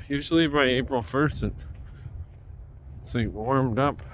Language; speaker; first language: English; native; English